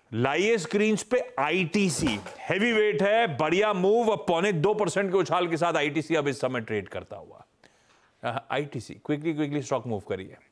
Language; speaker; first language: Hindi; native; Hindi